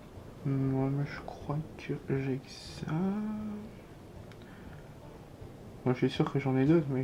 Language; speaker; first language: French; native; French